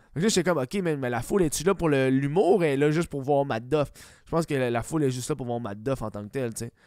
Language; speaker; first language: French; native; French